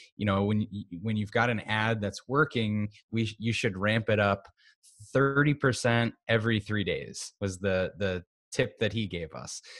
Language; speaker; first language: English; native; English